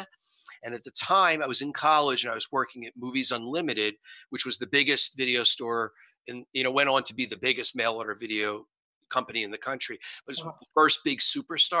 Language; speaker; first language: English; native; English